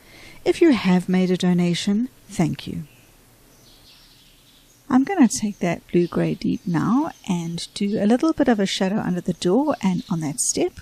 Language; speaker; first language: English; native; English